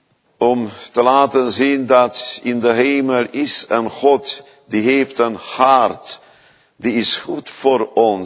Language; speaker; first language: Dutch; non-native, fluent; Hungarian